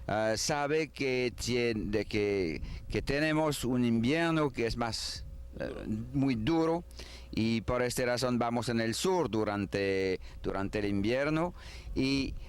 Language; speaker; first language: Spanish; non-native, learner; French